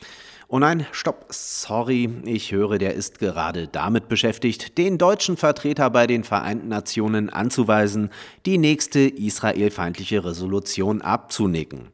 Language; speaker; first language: German; native; German